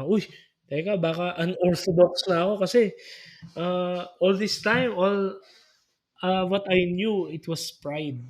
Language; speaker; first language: Filipino; native; Filipino